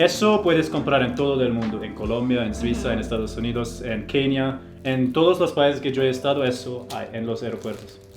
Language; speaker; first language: Spanish; non-native, fluent; German